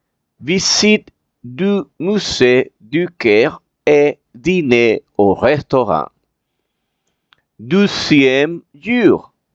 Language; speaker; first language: French; non-native, fluent; Spanish